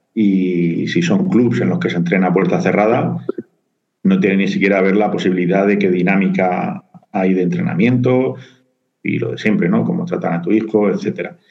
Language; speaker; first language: Spanish; native; Spanish